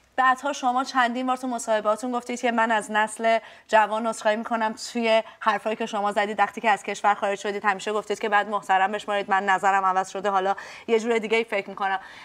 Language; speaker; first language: Persian; native; Persian